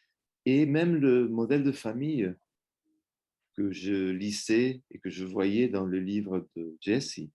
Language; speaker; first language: French; non-native, fluent; Spanish